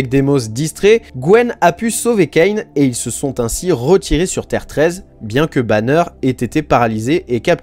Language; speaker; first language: French; native; French